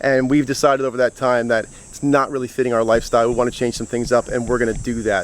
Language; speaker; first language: English; native; English